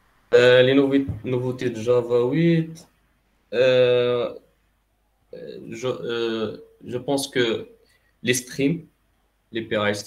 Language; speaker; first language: French; non-native, local second language; Arabic